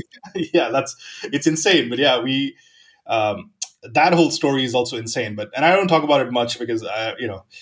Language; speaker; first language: English; non-native, local second language; Gujarati